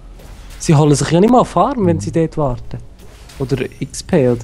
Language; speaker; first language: German; native; German